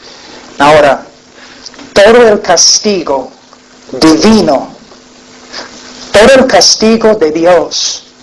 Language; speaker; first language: Spanish; non-native, fluent; English